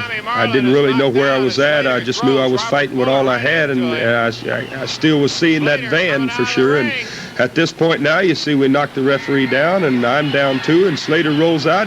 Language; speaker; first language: English; native; English